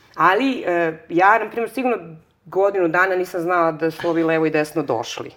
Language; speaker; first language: Serbian; native; Serbian